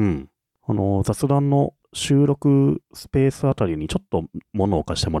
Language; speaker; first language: Japanese; native; Japanese